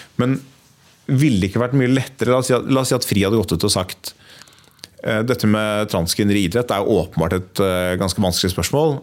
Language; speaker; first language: Norwegian; native; Norwegian